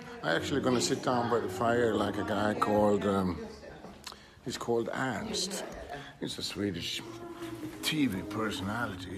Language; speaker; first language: English; non-native, fluent; Swedish